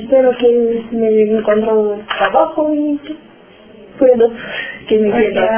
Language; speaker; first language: Spanish; non-native, learner; Romanian